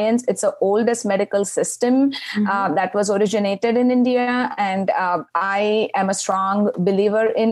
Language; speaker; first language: English; non-native, local second language; Marathi